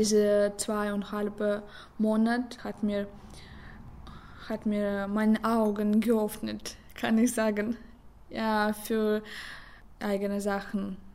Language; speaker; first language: German; non-native, learner; Russian